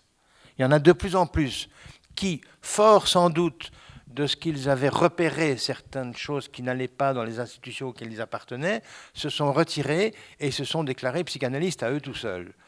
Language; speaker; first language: French; native; French